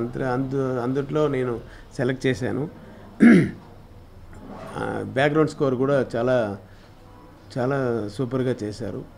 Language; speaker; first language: Telugu; non-native, learner; Tamil